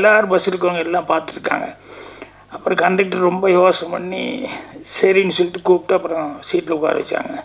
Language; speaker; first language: Tamil; native; Tamil